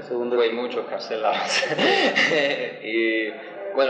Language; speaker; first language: Spanish; non-native, learner; English